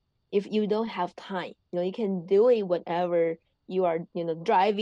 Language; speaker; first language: English; non-native, learner; Chinese